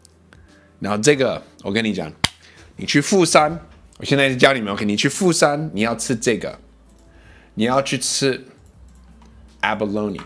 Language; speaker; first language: Chinese; early bilingual, heritage; English